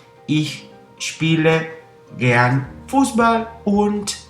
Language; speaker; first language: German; non-native, fluent; Spanish